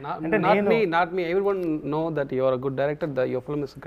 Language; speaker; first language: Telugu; non-native, learner; Tamil